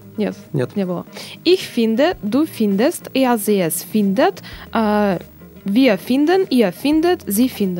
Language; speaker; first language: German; non-native, learner; Russian